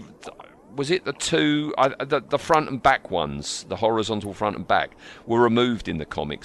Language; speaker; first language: English; native; English